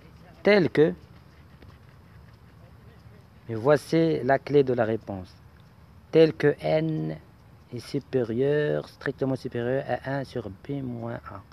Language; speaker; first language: French; non-native, local second language; Arabic